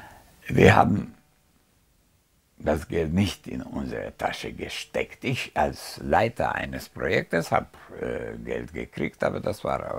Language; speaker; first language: German; non-native, fluent; Hungarian